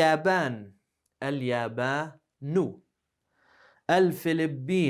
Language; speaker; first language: Arabic; non-native, fluent; English